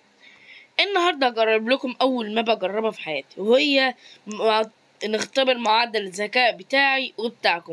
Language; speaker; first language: Arabic; native; Arabic